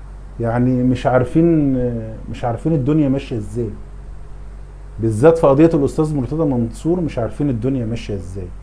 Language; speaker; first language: Arabic; native; Arabic